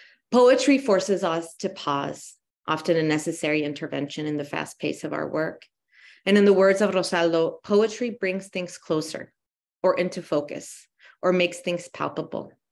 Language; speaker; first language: English; early bilingual, other home language; Spanish